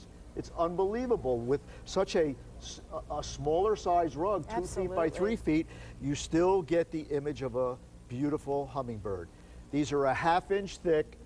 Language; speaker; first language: English; native; English